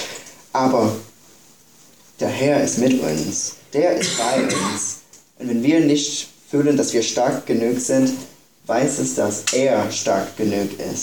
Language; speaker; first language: German; non-native, fluent; English